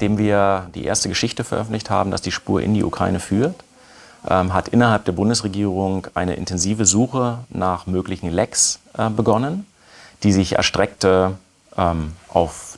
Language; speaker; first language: German; native; German